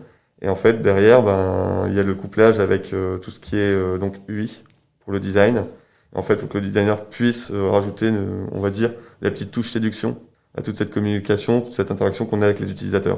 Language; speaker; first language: French; native; French